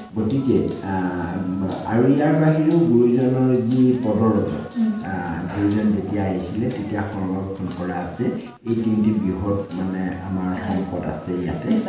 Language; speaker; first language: Assamese; native; Assamese